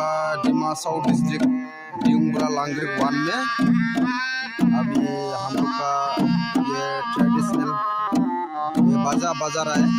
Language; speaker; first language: Hindi; non-native, local second language; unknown